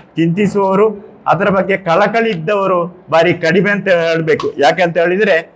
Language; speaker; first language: Kannada; non-native, local second language; Konkani